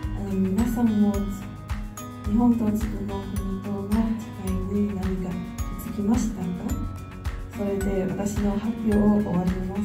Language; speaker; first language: Japanese; non-native, learner; Chinese